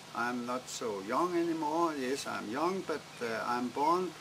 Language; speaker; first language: English; non-native, fluent; Danish